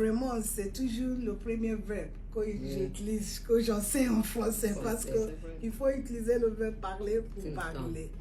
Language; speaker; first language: French; non-native, fluent; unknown